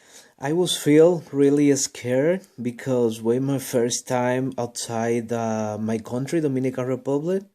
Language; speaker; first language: English; non-native, learner; Spanish